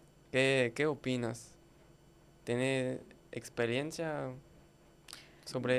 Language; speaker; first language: Spanish; non-native, learner; French